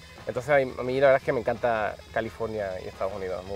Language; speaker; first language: Spanish; native; Spanish